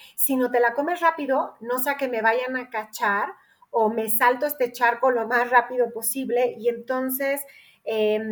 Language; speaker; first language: Spanish; native; Spanish